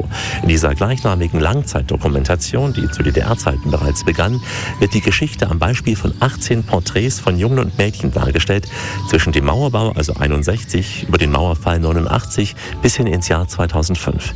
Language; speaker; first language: German; native; German